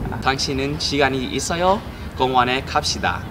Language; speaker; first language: Korean; non-native, learner; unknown